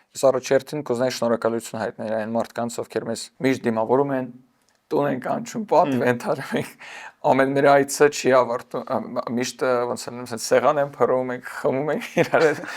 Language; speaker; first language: Armenian; early bilingual, heritage; Armenian